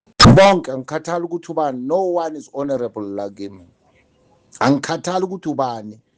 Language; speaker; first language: Zulu; non-native, local second language; Tswana